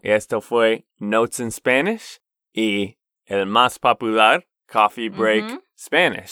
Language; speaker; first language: Spanish; non-native, fluent; English